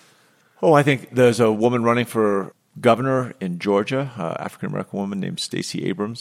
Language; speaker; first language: English; native; English